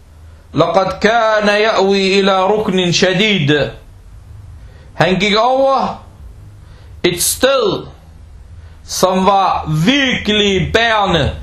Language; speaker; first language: Danish; early bilingual, other home language; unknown